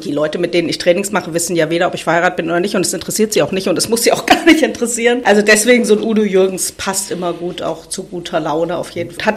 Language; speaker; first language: German; native; German